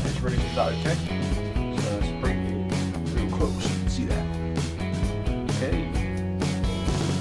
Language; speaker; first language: English; native; English